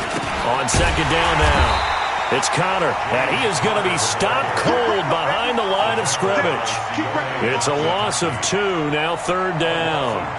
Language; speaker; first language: English; native; English